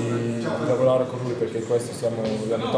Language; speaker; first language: Italian; non-native, learner; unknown